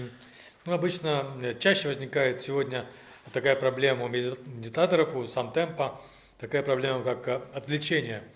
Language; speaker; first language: Russian; native; Russian